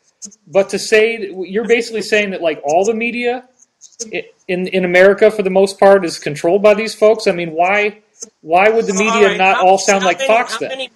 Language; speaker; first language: English; native; English